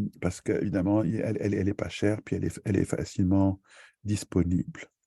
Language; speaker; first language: French; native; French